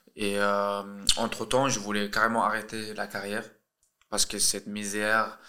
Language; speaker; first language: French; early bilingual, other home language; Russian